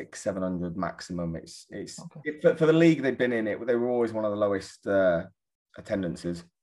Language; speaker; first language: English; native; English